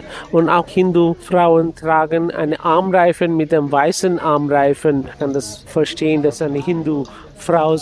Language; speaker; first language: German; non-native, learner; Bangla